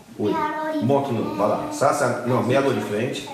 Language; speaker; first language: French; non-native, fluent; Portuguese